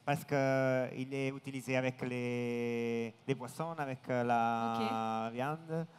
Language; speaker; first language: French; non-native, learner; Italian